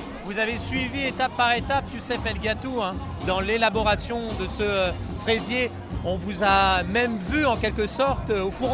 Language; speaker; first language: French; native; French